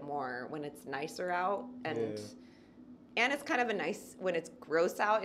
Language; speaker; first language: English; native; English